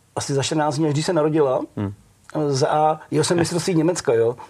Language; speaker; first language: Czech; native; Czech